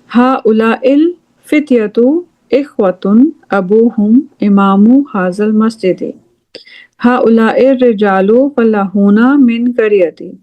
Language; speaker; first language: Arabic; non-native, fluent; English